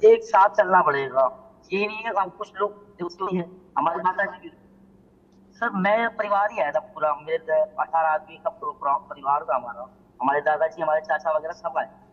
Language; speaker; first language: Urdu; non-native, local second language; Sindhi